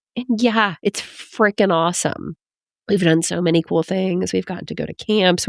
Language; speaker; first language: English; native; English